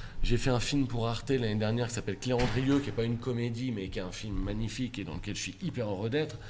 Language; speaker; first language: French; native; French